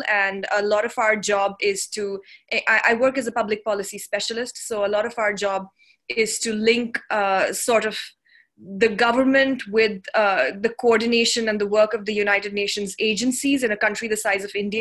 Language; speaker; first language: English; non-native, local second language; Hindi